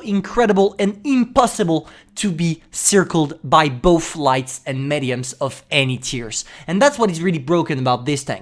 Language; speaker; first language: English; non-native, fluent; French